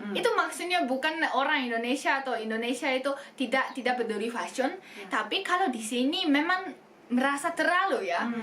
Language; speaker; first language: Indonesian; non-native, fluent; Japanese